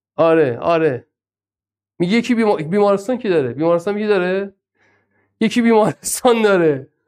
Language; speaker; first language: Persian; non-native, local second language; Azerbaijani